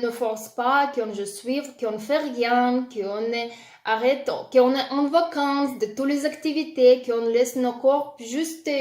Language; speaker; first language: French; non-native, learner; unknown